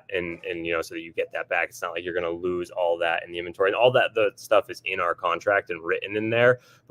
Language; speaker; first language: English; native; English